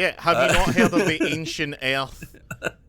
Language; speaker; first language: English; native; English